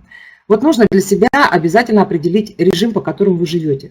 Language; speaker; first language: Russian; native; Russian